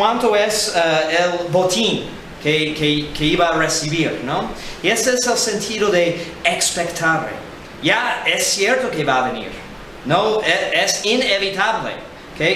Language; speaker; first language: Spanish; non-native, fluent; English